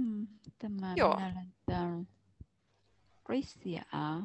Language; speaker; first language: Finnish; non-native, learner; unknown